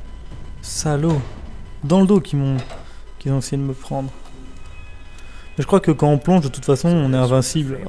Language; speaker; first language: French; native; French